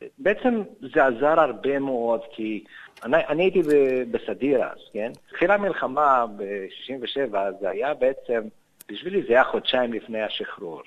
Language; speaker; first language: Hebrew; non-native, fluent; Romanian